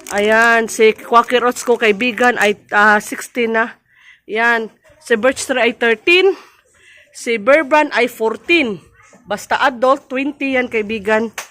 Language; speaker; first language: Filipino; non-native, local second language; Cebuano